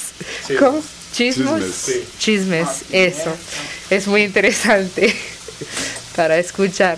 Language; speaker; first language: Spanish; non-native, learner; Tamil